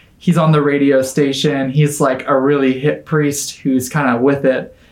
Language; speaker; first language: English; native; English